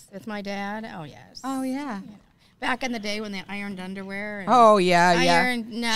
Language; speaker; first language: English; native; English